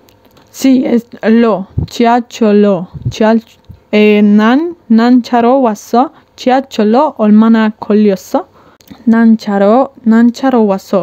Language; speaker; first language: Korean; non-native, learner; Spanish